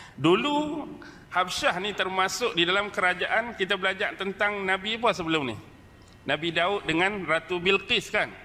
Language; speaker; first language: Malay; native; Malay